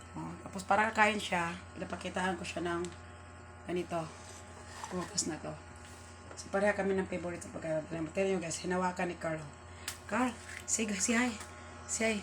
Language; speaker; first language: Filipino; non-native, local second language; Cebuano